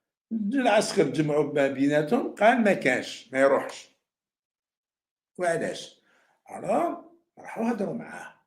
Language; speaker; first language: Arabic; native; Arabic